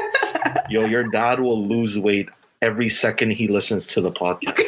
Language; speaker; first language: English; early bilingual, other home language; Filipino